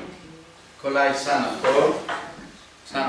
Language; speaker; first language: Greek; non-native, learner; Italian